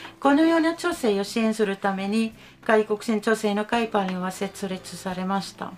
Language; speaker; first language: Japanese; non-native, fluent; Finnish